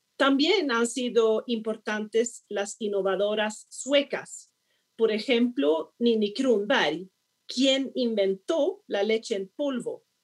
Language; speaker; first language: Spanish; non-native, fluent; Swedish